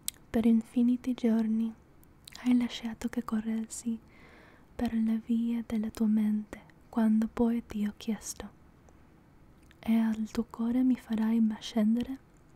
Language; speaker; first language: Italian; non-native, learner; English